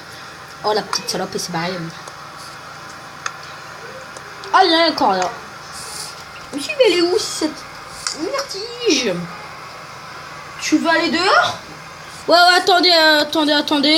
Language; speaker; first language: French; native; French